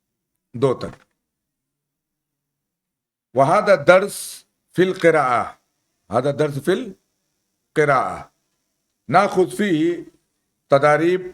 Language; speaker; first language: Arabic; non-native, fluent; Urdu